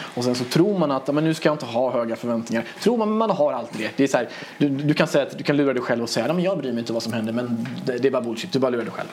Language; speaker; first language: Swedish; early bilingual, other home language; Persian